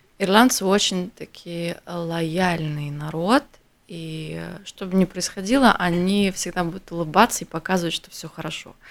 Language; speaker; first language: Russian; native; Russian